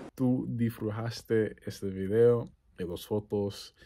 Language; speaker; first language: Spanish; non-native, learner; English